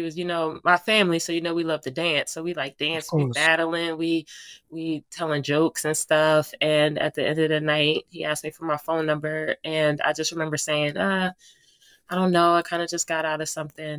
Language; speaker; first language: English; native; English